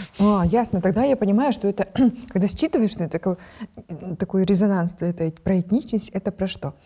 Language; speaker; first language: Russian; non-native, local second language; Kyrgyz